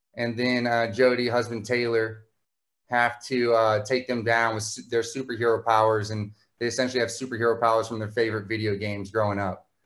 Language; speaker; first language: English; native; English